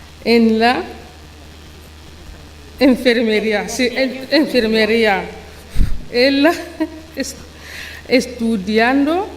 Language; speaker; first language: Spanish; non-native, learner; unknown